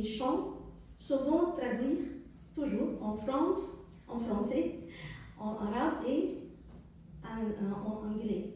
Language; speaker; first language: French; non-native, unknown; Arabic